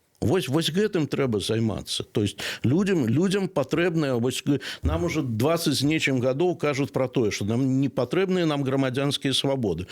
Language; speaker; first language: Belarusian; native; Belarusian